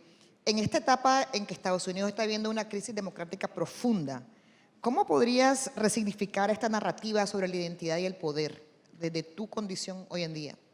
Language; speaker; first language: Spanish; native; Spanish